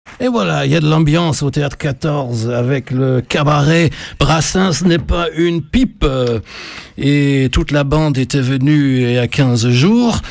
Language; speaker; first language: French; native; French